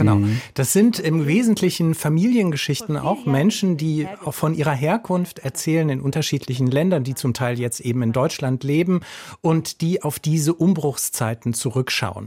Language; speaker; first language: German; native; German